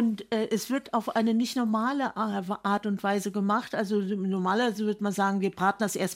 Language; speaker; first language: German; native; German